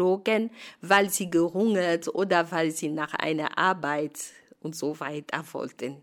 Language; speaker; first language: German; non-native, fluent; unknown